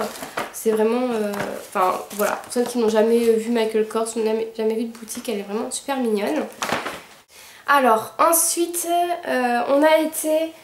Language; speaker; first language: French; native; French